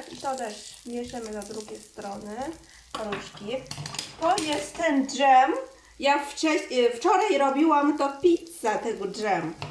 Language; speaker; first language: Polish; non-native, learner; Chinese